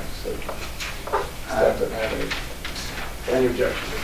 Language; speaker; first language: English; native; English